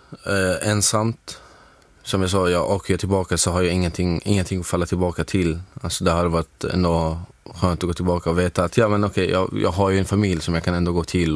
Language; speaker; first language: Swedish; non-native, fluent; Arabic